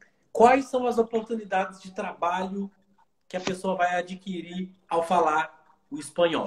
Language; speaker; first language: Portuguese; native; Portuguese